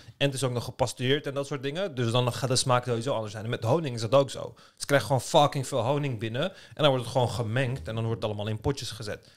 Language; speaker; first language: Dutch; early bilingual, other home language; Turkish